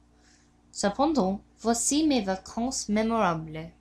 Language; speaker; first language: French; non-native, learner; English